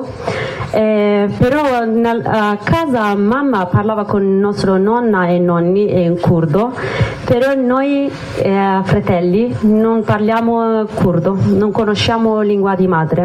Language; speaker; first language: Italian; non-native, learner; Kurdish